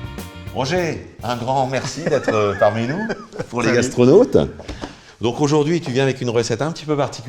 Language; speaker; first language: French; native; French